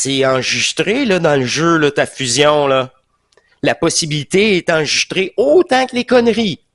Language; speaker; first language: French; native; French